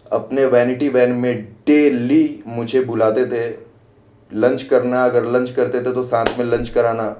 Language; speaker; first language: Hindi; native; Hindi